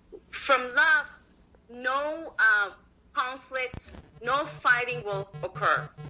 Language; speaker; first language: English; non-native, fluent; Japanese